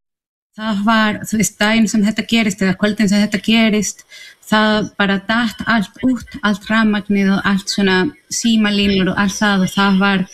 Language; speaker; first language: Icelandic; non-native, fluent; Spanish